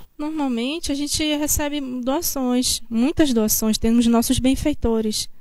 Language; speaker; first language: Portuguese; native; Portuguese